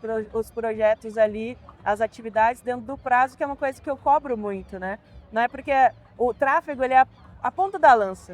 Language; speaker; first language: Portuguese; native; Portuguese